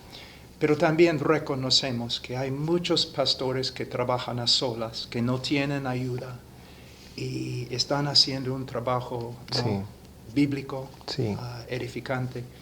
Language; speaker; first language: Spanish; non-native, fluent; English